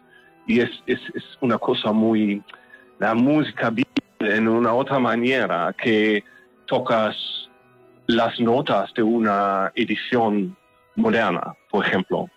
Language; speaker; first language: Spanish; non-native, learner; German